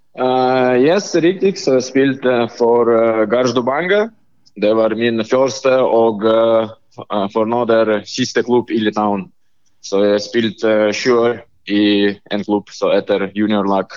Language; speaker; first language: Norwegian; non-native, learner; Lithuanian